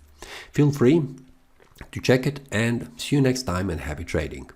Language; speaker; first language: English; non-native, fluent; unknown